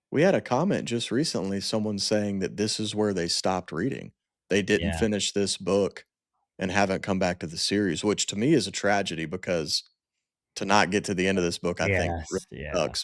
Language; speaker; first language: English; native; English